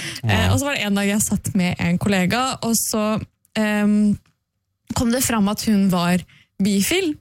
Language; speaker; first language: Norwegian; native; Norwegian